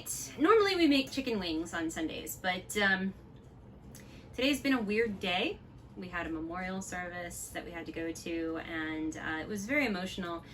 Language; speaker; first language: English; native; English